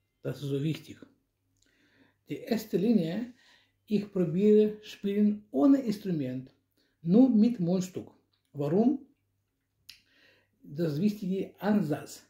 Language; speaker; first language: German; non-native, learner; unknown